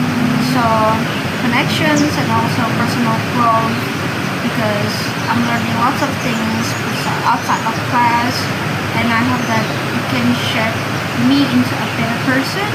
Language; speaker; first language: English; non-native, learner; Indonesian